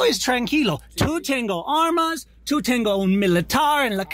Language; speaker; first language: Spanish; non-native, learner; English